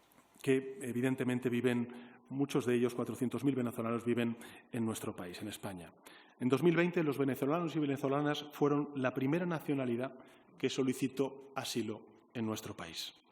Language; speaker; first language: Spanish; native; Spanish